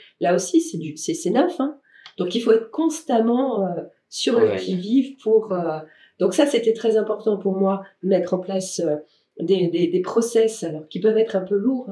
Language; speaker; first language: French; native; French